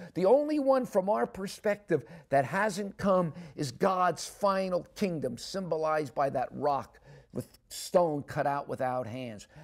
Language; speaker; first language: English; native; English